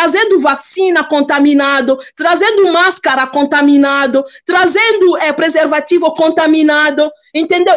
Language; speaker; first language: Portuguese; non-native, fluent; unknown